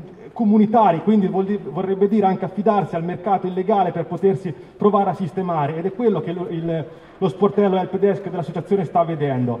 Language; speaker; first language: Italian; native; Italian